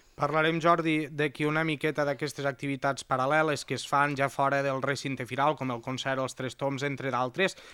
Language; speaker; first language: Catalan; native; Catalan